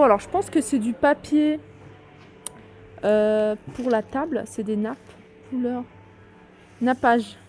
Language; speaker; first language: French; native; French